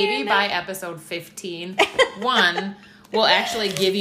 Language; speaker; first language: English; native; English